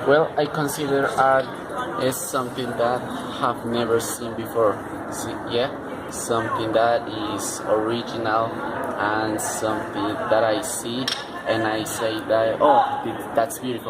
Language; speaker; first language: English; non-native, learner; Spanish